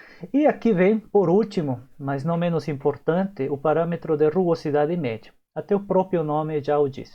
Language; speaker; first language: Portuguese; native; Portuguese